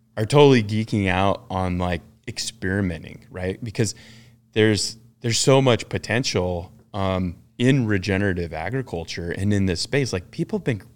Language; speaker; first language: English; native; English